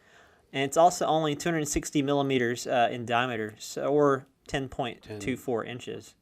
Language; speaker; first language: English; native; English